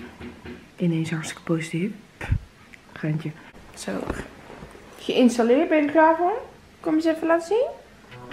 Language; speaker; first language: Dutch; native; Dutch